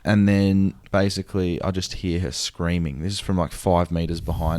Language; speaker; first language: English; native; English